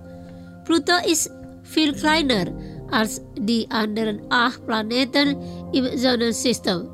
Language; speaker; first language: German; non-native, fluent; Indonesian